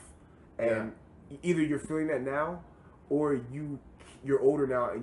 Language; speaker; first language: English; native; English